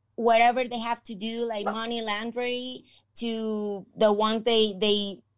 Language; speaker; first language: English; non-native, fluent; Spanish